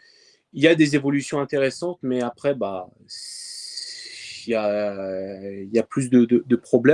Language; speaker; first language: French; early bilingual, other home language; Persian